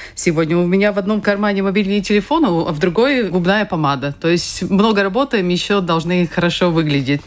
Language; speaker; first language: Russian; non-native, fluent; Latvian